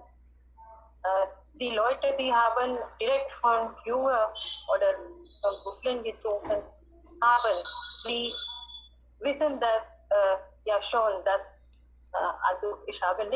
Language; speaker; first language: German; non-native, learner; Hindi